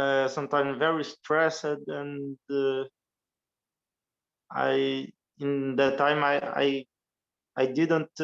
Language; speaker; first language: English; non-native, learner; Portuguese